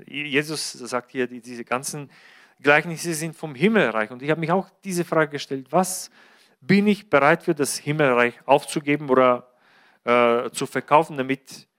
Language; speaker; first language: German; non-native, fluent; Bulgarian